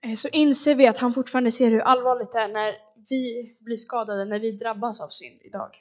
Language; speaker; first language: Swedish; native; Swedish